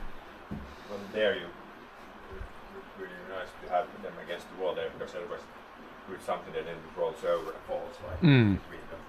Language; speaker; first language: English; non-native, fluent; Swedish